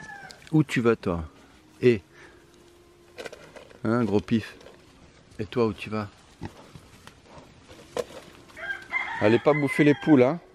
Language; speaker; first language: French; native; French